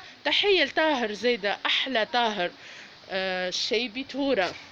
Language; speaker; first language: Arabic; native; Arabic